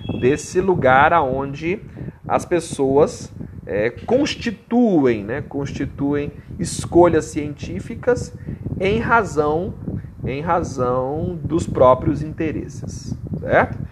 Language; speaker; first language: Portuguese; native; Portuguese